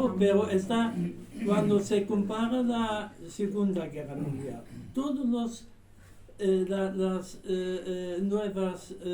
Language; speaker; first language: Spanish; non-native, fluent; German